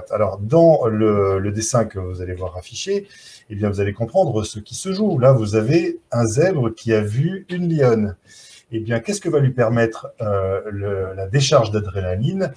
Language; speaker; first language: French; native; French